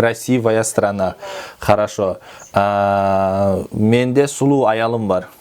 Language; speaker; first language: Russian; non-native, local second language; Kyrgyz